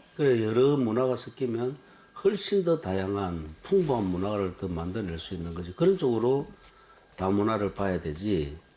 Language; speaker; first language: Korean; native; Korean